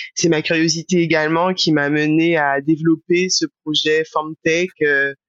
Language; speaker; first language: French; native; French